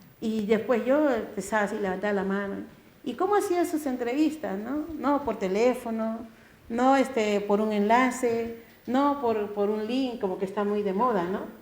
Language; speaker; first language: Spanish; native; Spanish